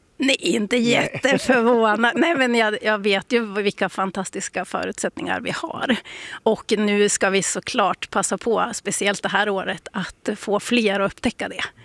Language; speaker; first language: Swedish; native; Swedish